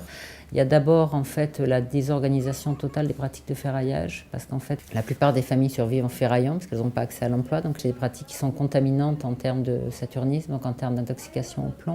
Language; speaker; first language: French; native; French